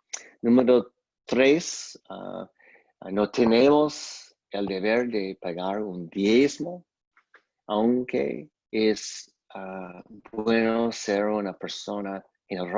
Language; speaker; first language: Spanish; non-native, fluent; English